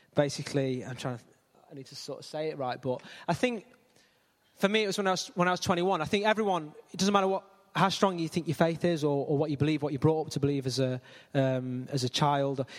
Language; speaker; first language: English; native; English